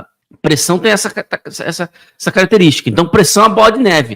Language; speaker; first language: Portuguese; native; Portuguese